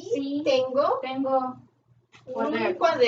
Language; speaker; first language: Spanish; non-native, fluent; English